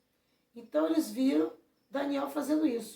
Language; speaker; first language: Portuguese; native; Portuguese